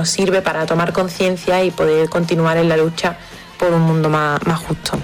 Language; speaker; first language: Spanish; native; Spanish